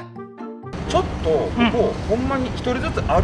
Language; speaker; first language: Japanese; native; Japanese